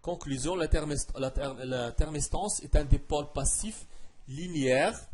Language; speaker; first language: French; non-native, local second language; Arabic